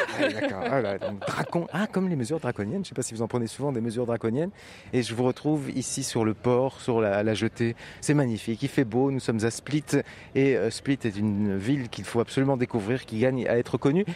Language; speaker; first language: French; native; French